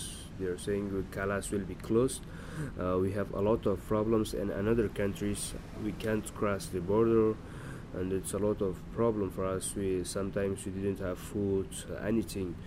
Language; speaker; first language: English; non-native, learner; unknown